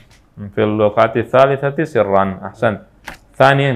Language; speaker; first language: Arabic; non-native, fluent; Indonesian